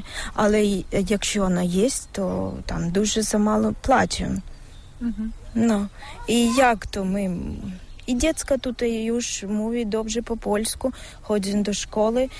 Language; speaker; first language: Ukrainian; non-native, local second language; Russian